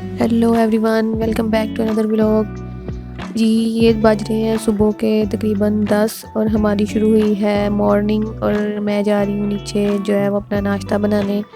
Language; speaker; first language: Urdu; native; Urdu